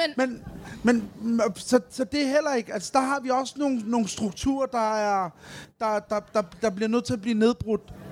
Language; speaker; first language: Danish; early bilingual, other home language; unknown